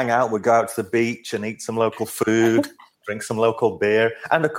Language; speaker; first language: English; native; English